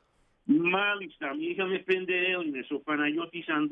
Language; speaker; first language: Greek; early bilingual, heritage; Greek